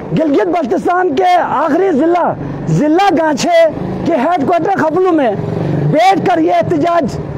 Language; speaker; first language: Urdu; non-native, local second language; Balti